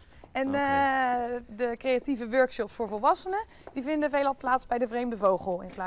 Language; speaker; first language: Dutch; native; Dutch